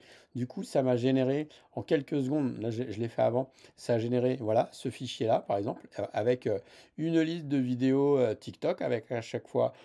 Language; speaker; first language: French; native; French